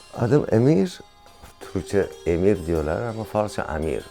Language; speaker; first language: Turkish; non-native, learner; Persian